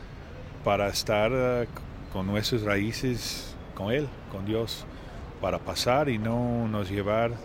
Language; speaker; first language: Spanish; non-native, learner; Portuguese